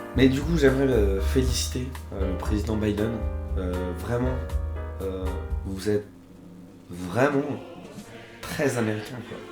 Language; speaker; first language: French; native; French